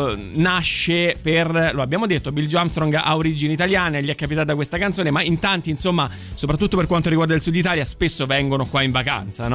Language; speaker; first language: Italian; native; Italian